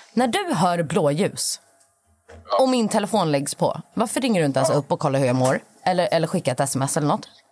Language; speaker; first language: Swedish; native; Swedish